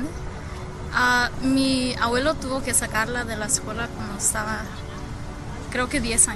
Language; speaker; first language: Spanish; early bilingual, heritage; Spanish